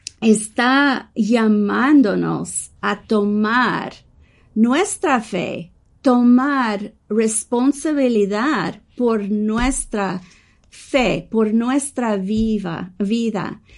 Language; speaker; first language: Spanish; early bilingual, heritage; English